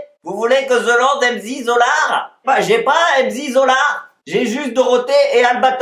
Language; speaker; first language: French; native; French